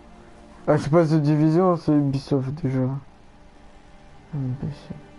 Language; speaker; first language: French; native; French